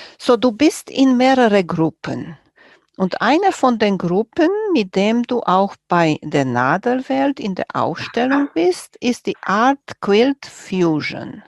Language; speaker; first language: German; non-native, fluent; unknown